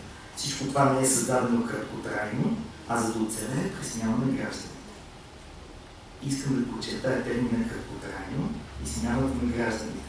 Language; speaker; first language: Bulgarian; native; Bulgarian